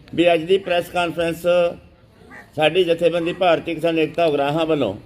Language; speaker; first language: Hindi; non-native, local second language; Punjabi